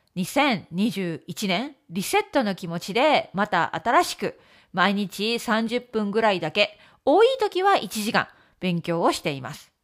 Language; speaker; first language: Japanese; native; Japanese